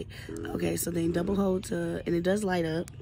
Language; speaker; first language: English; native; English